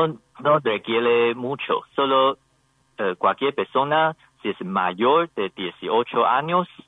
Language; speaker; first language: Spanish; non-native, learner; Chinese